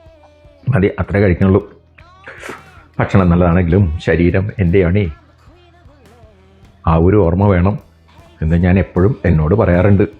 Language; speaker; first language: Malayalam; native; Malayalam